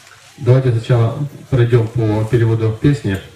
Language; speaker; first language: Russian; native; Russian